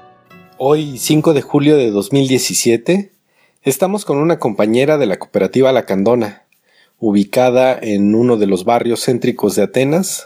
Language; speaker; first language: Spanish; native; Spanish